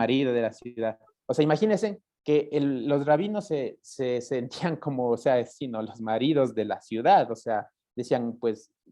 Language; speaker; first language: Spanish; native; Spanish